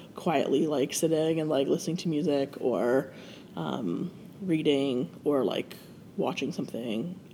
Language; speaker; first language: English; native; English